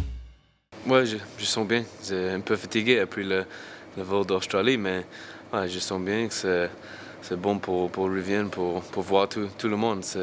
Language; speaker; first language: French; non-native, learner; English